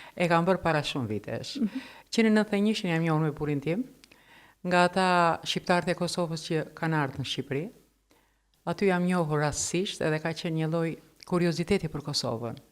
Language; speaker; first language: Albanian; native; Albanian